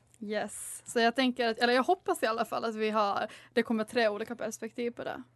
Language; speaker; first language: Swedish; native; Swedish